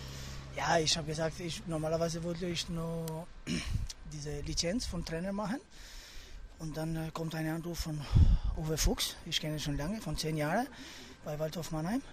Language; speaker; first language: German; non-native, fluent; Albanian